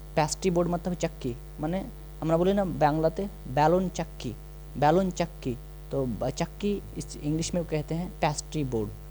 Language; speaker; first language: Hindi; non-native, local second language; Bangla